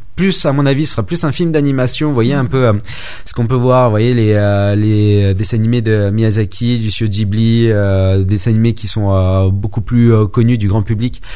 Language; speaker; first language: French; early bilingual, other home language; Vietnamese